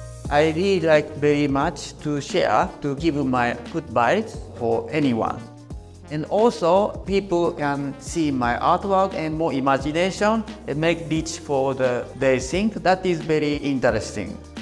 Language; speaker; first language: English; non-native, learner; Japanese